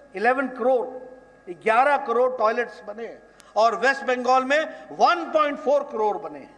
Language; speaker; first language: Hindi; native; Hindi